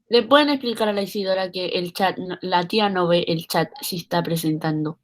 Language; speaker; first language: Spanish; native; Spanish